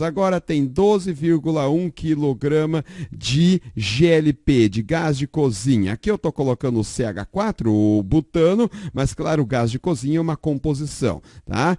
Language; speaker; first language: Portuguese; native; Portuguese